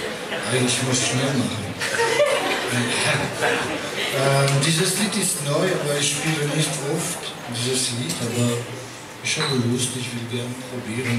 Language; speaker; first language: German; non-native, learner; French